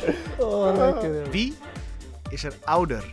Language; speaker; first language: Dutch; native; Dutch